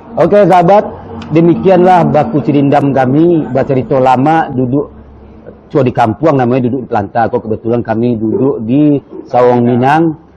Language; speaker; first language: Indonesian; non-native, local second language; Minangkabau